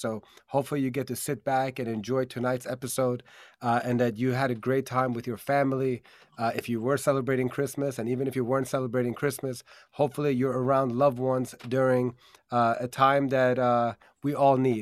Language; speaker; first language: English; native; English